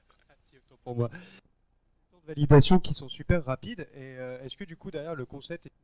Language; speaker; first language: French; native; French